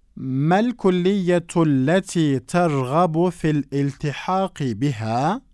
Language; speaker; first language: Arabic; non-native, fluent; Turkish